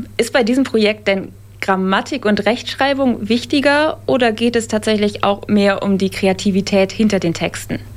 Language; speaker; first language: German; native; German